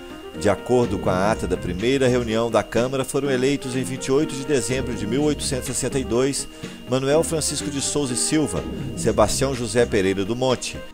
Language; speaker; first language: Portuguese; native; Portuguese